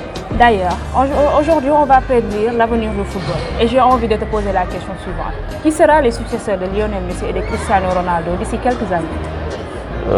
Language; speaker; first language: French; non-native, local second language; Wolof